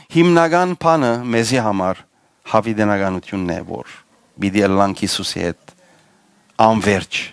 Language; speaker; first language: Armenian; native; Armenian